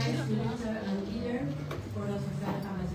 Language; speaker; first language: Dutch; early bilingual, other home language; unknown